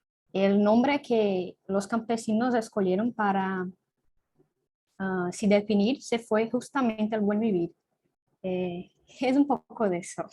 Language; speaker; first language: Spanish; non-native, fluent; Portuguese